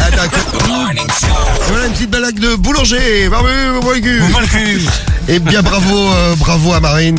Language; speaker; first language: French; native; French